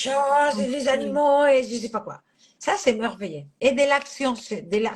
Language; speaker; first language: French; non-native, fluent; Catalan